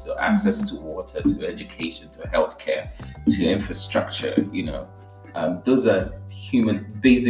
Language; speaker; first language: English; non-native, local second language; Igbo